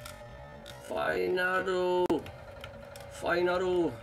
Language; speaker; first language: Japanese; non-native, learner; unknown